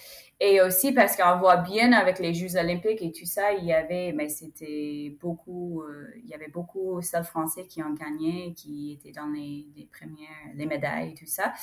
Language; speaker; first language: French; non-native, fluent; English